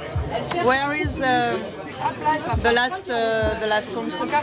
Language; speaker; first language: English; non-native, learner; French